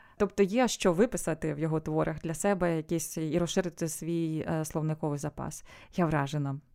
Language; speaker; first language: Ukrainian; non-native, local second language; Russian